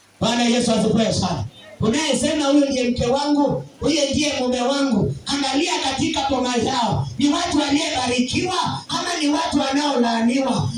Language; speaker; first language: Swahili; non-native, local second language; Kamba